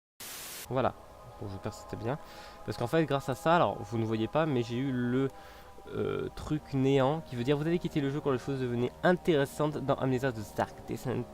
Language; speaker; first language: French; native; French